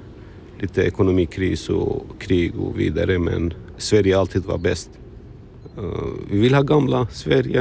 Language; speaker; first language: Swedish; non-native, fluent; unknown